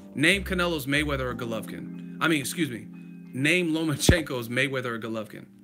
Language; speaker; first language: English; native; English